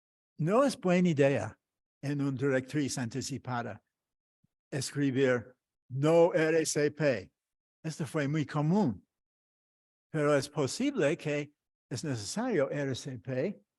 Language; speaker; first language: Spanish; non-native, fluent; English